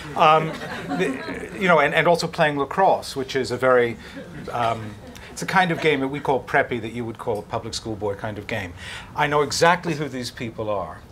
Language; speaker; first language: English; native; English